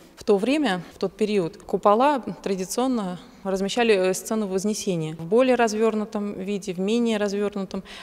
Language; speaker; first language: Russian; native; Russian